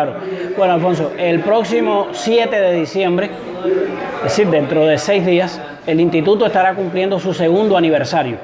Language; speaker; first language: Spanish; native; Spanish